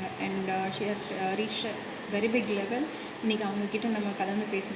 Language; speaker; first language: Tamil; native; Tamil